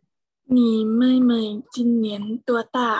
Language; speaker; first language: Chinese; non-native, learner; Thai